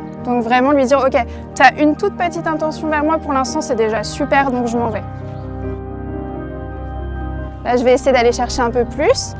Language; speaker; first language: French; native; French